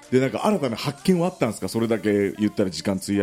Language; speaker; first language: Japanese; native; Japanese